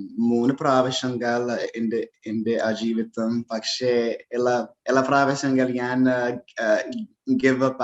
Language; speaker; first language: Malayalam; non-native, learner; English